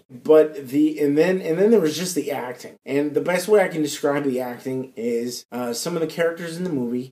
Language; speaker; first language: English; native; English